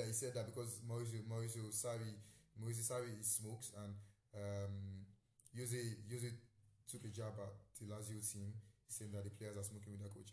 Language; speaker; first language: English; non-native, local second language; Yoruba